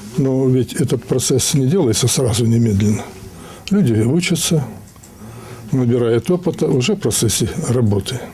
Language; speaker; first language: Russian; native; Russian